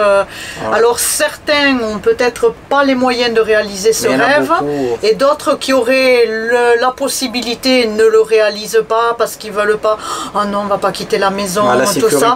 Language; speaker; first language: French; native; French